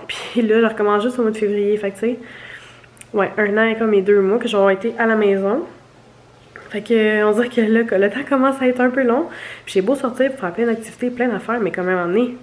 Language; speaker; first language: French; native; French